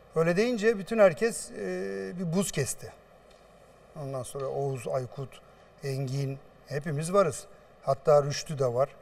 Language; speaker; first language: Turkish; native; Turkish